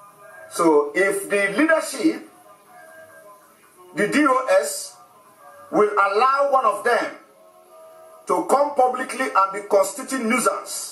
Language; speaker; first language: English; non-native, local second language; Igbo